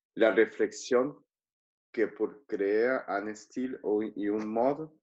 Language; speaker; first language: French; non-native, learner; Spanish